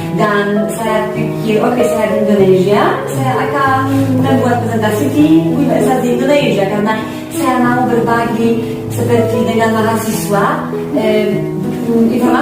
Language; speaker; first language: Indonesian; non-native, fluent; Polish